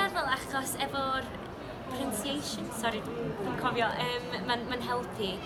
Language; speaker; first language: Welsh; non-native, local second language; English